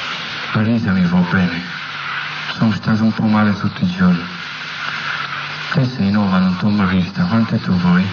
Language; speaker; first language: Italian; native; Italian